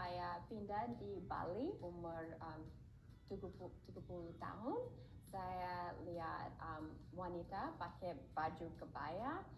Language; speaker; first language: Indonesian; early bilingual, heritage; English